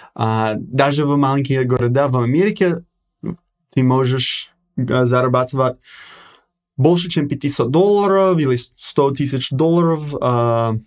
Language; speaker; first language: Russian; non-native, fluent; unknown